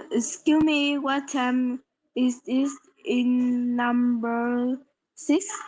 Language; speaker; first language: English; non-native, learner; Polish